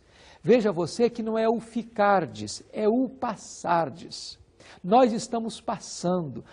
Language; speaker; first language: Portuguese; native; Portuguese